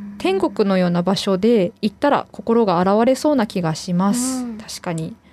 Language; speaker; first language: Japanese; native; Japanese